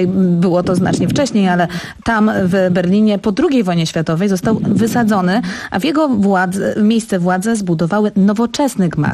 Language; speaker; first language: Polish; native; Polish